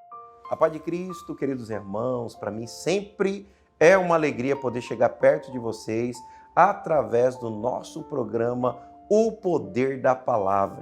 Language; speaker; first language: Portuguese; native; Portuguese